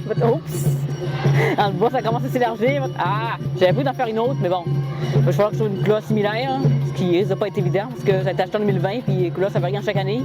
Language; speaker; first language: French; native; French